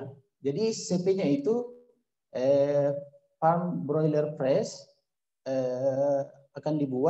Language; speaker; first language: Indonesian; native; Indonesian